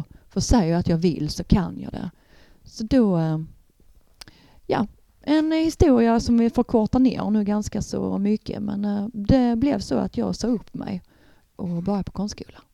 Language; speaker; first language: Swedish; native; Swedish